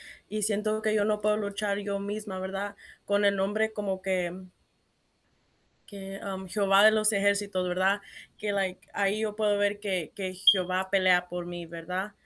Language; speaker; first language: Spanish; early bilingual, heritage; Spanish